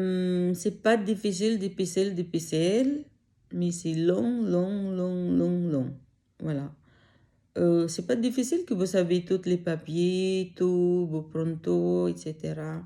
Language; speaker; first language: French; non-native, learner; Filipino